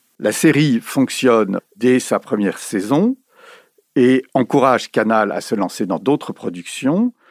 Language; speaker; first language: French; native; French